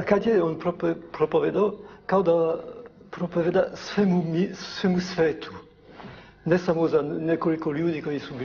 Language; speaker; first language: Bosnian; non-native, fluent; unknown